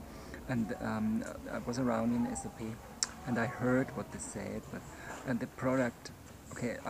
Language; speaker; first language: English; non-native, fluent; German